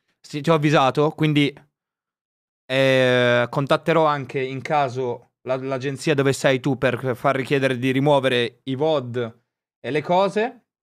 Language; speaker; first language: Italian; native; Italian